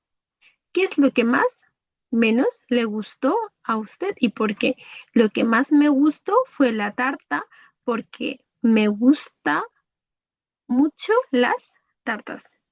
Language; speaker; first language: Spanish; non-native, fluent; Bangla